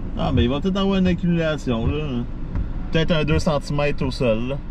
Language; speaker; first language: French; native; French